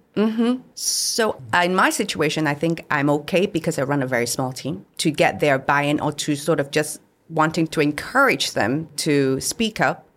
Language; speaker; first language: English; non-native, local second language; Cantonese